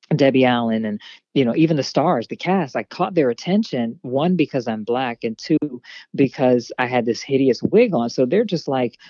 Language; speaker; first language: English; native; English